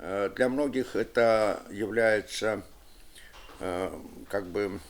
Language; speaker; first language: Russian; native; Russian